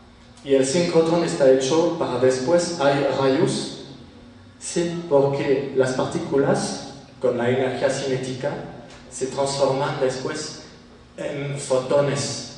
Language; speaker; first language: Spanish; non-native, fluent; French